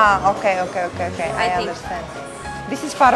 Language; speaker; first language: English; non-native, fluent; Greek